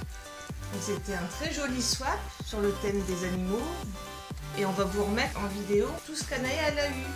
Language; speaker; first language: French; native; French